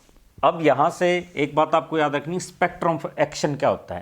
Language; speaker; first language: Hindi; native; Hindi